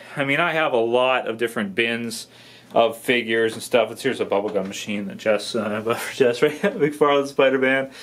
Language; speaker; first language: English; native; English